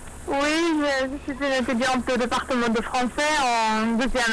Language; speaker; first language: French; non-native, learner; Arabic